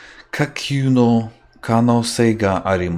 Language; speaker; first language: Japanese; non-native, learner; English